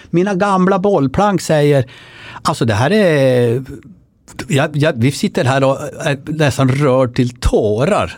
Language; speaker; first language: Swedish; native; Swedish